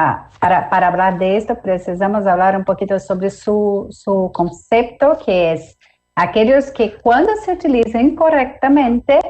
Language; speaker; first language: Spanish; non-native, fluent; Portuguese